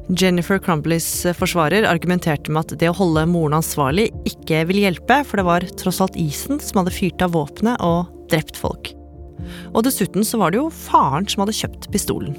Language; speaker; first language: Norwegian; native; Norwegian